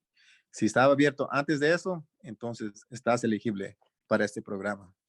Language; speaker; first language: Spanish; early bilingual, heritage; Spanish